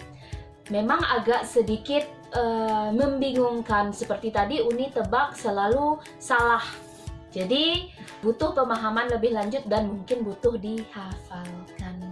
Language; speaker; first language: Indonesian; non-native, local second language; Minangkabau